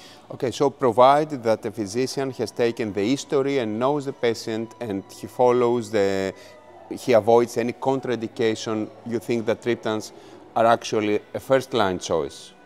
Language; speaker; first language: English; non-native, fluent; Greek